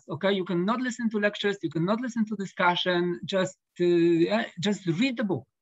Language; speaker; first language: English; non-native, fluent; Polish